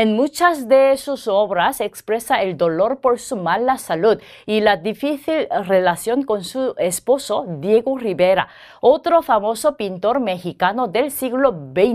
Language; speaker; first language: Spanish; non-native, fluent; Korean